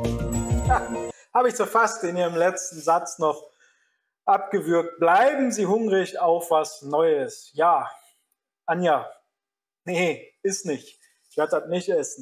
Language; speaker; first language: German; native; German